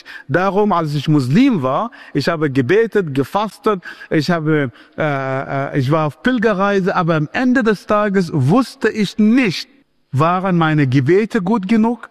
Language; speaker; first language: German; non-native, fluent; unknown